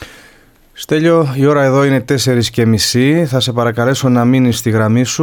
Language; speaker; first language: Greek; native; Greek